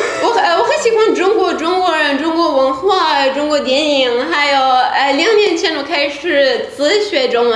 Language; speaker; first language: Chinese; non-native, learner; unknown